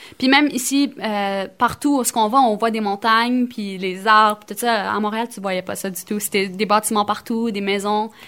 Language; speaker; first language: French; early bilingual, other home language; Arabic